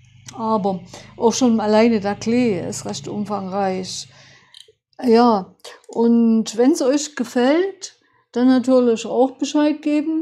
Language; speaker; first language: German; native; German